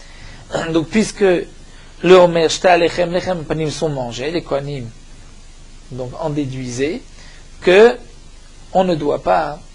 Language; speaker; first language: French; native; French